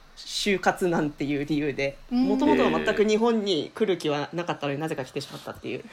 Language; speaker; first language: Japanese; early bilingual, heritage; Finnish